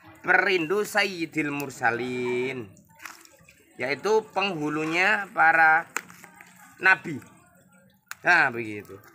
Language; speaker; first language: Indonesian; native; Indonesian